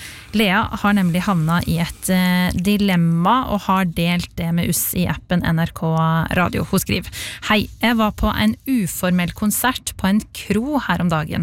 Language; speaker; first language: Norwegian; native; Norwegian